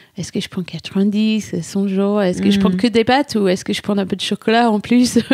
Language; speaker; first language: French; non-native, fluent; English